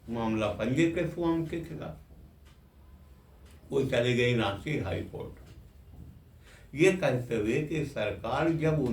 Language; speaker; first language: Hindi; native; Hindi